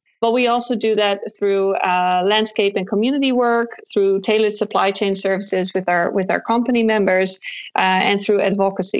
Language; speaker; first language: English; non-native, fluent; Dutch